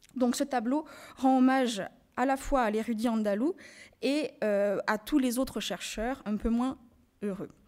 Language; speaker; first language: French; native; French